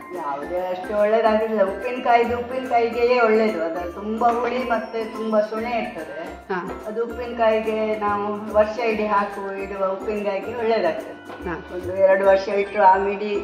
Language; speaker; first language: Kannada; non-native, local second language; Konkani